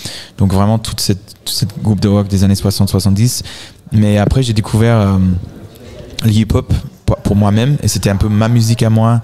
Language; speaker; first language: French; non-native, fluent; English